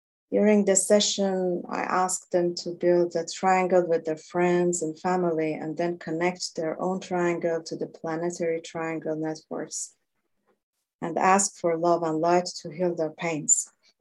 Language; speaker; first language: English; non-native, fluent; Persian